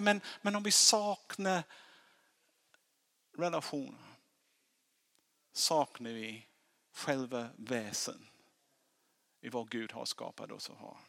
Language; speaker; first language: Swedish; non-native, fluent; English